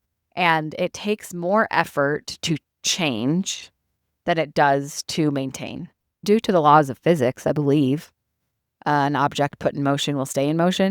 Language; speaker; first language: English; native; English